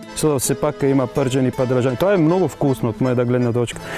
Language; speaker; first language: Bulgarian; non-native, fluent; Italian